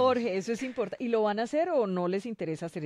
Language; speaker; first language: Spanish; native; Spanish